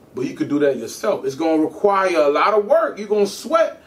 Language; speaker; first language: English; native; English